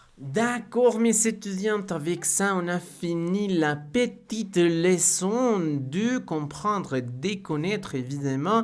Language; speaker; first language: French; non-native, fluent; Spanish